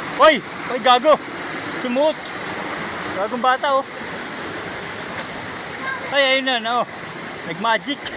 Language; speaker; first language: Filipino; native; Filipino